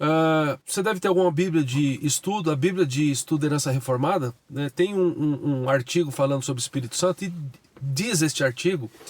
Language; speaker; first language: Portuguese; native; Portuguese